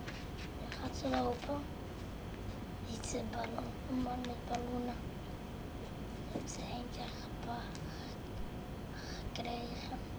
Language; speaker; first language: Dutch; early bilingual, other home language; Arabic